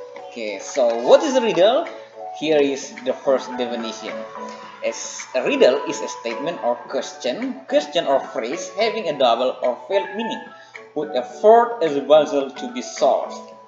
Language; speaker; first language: English; non-native, fluent; Indonesian